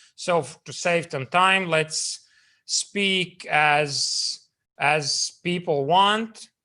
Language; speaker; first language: English; non-native, fluent; Latvian